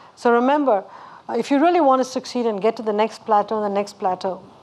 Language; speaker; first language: English; non-native, local second language; Tamil